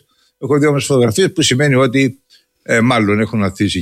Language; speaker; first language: Greek; native; Greek